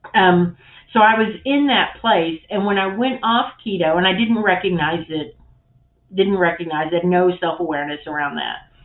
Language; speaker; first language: English; native; English